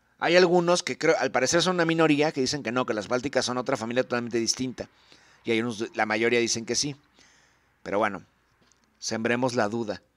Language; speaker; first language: Spanish; native; Spanish